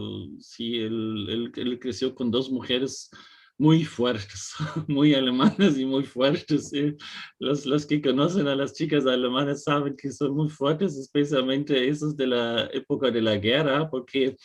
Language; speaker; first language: Spanish; non-native, fluent; German